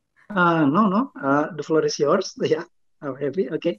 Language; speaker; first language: English; non-native, fluent; Indonesian